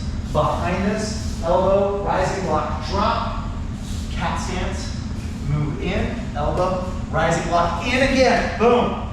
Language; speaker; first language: English; native; English